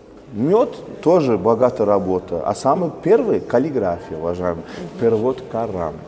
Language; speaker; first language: Russian; non-native, local second language; Azerbaijani